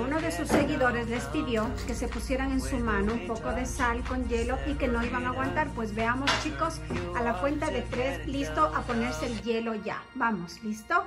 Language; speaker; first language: Spanish; native; Spanish